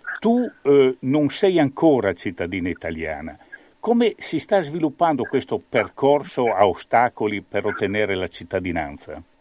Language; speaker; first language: Italian; native; Italian